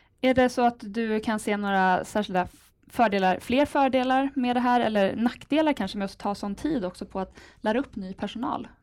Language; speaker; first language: Swedish; native; Swedish